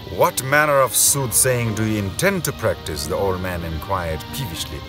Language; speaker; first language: English; non-native, local second language; Hazaragi